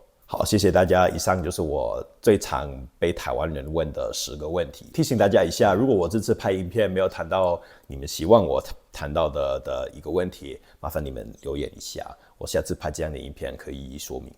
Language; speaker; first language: Chinese; non-native, fluent; English